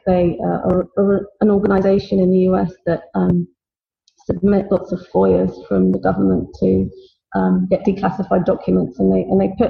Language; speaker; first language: English; native; English